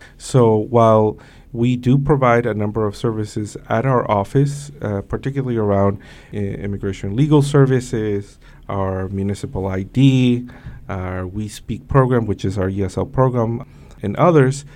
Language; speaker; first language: English; native; English